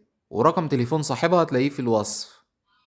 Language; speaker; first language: Arabic; native; Arabic